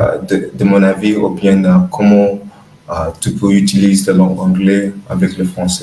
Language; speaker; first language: French; non-native, learner; English